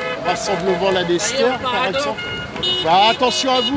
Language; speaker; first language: French; native; French